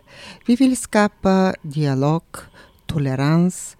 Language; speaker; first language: Swedish; non-native, fluent; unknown